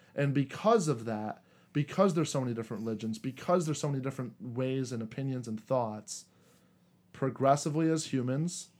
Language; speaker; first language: English; native; English